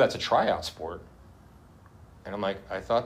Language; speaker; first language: English; native; English